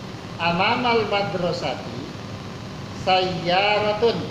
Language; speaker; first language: Arabic; non-native, fluent; Indonesian